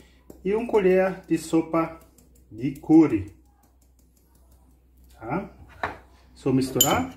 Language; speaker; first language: Portuguese; non-native, fluent; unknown